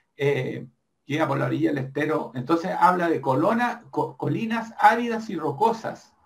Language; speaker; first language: Spanish; native; Spanish